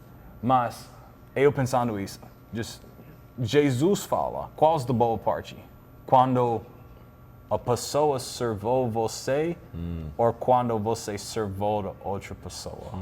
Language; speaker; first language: Portuguese; non-native, learner; English